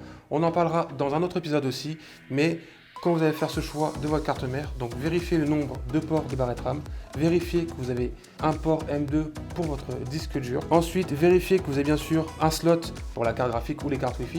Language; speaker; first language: French; native; French